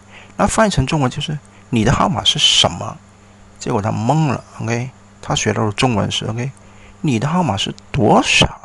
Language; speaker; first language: Chinese; early bilingual, heritage; Chinese